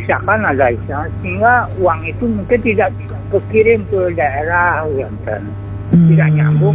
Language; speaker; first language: Indonesian; non-native, local second language; Balinese